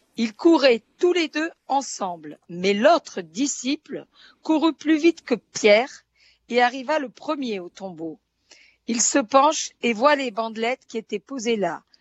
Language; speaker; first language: French; native; French